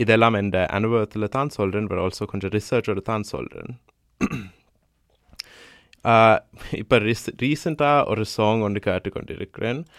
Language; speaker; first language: Tamil; early bilingual, heritage; Tamil